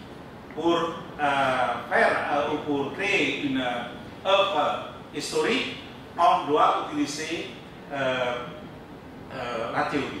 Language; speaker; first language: French; non-native, fluent; Indonesian